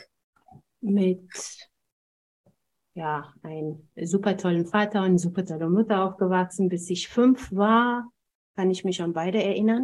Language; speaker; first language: German; non-native, fluent; Amharic